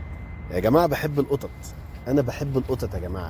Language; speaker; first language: Arabic; native; Arabic